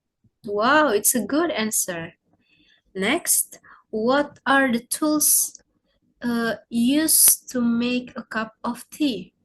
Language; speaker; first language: English; non-native, learner; Indonesian